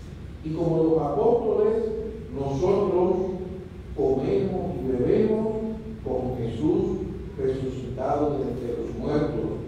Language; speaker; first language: Spanish; native; Spanish